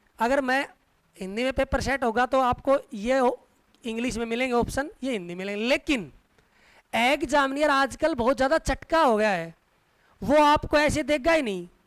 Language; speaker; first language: Hindi; native; Hindi